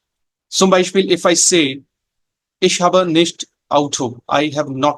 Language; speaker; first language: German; non-native, fluent; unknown